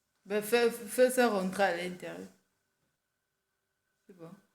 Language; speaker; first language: French; native; French